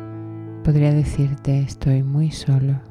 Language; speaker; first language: Spanish; native; Spanish